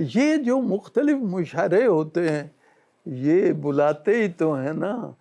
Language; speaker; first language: Urdu; non-native, local second language; Punjabi